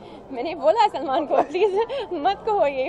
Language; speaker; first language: Hindi; non-native, learner; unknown